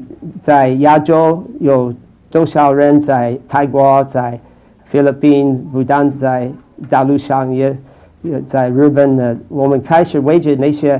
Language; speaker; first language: Chinese; non-native, fluent; English